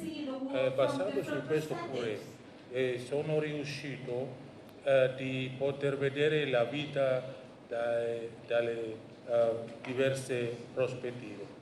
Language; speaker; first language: Italian; non-native, learner; Indonesian